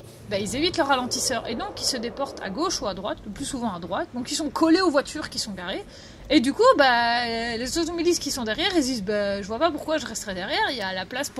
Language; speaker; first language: French; native; French